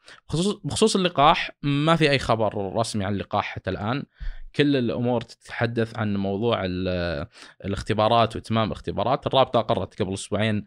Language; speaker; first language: Arabic; native; Arabic